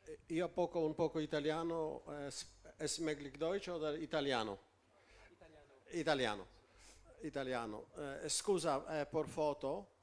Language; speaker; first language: Italian; non-native, learner; Polish